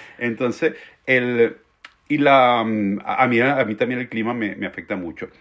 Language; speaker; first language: Spanish; native; Spanish